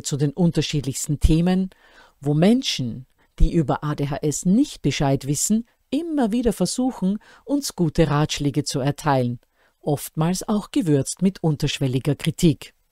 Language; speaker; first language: German; native; German